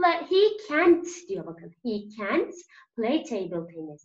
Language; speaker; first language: English; non-native, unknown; Turkish